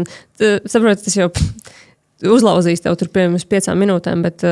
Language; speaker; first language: Latvian; native; Latvian